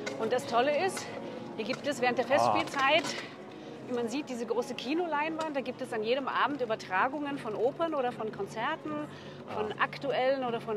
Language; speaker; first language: German; native; German